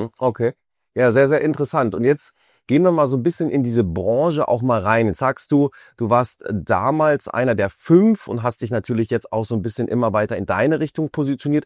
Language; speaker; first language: German; native; German